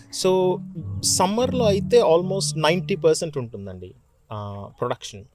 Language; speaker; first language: Telugu; native; Telugu